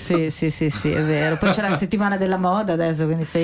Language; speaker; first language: Italian; native; Italian